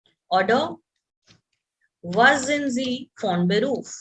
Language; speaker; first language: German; non-native, fluent; Hindi